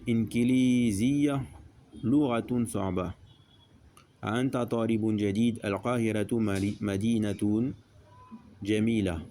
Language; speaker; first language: Arabic; non-native, fluent; French